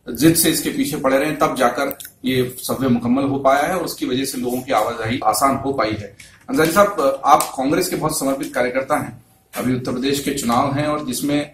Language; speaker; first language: Hindi; native; Hindi